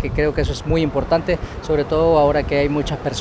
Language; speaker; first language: Spanish; native; Spanish